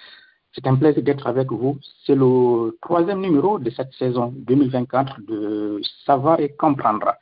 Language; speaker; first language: French; non-native, local second language; Fula